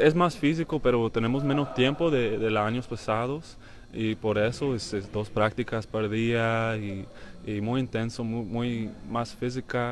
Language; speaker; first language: Spanish; non-native, learner; English